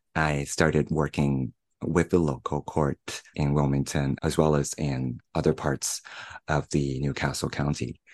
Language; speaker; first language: English; non-native, fluent; Chinese